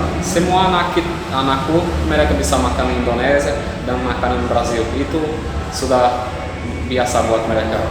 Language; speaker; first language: Indonesian; non-native, fluent; Portuguese